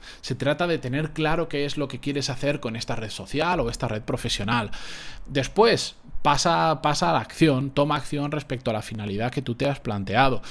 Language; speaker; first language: Spanish; native; Spanish